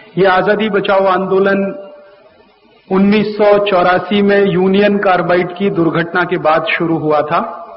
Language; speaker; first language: Hindi; native; Hindi